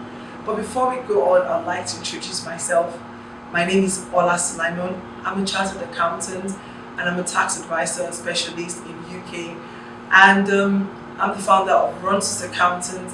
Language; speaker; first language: English; non-native, local second language; Yoruba